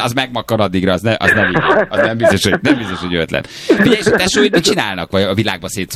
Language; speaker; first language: Hungarian; native; Hungarian